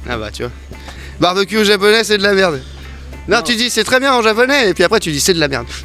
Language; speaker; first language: French; native; French